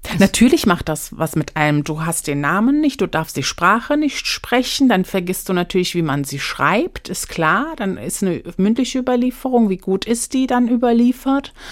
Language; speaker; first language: German; early bilingual, other home language; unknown